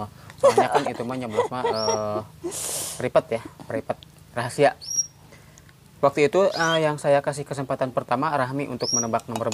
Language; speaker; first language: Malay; non-native, local second language; Sundanese